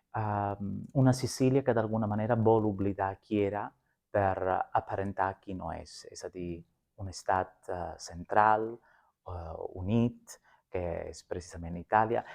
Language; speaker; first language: Catalan; non-native, fluent; Sicilian